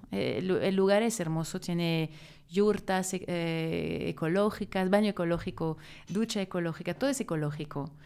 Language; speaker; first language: Spanish; non-native, fluent; French